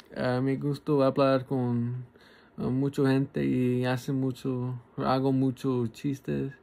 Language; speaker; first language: Spanish; early bilingual, heritage; Spanish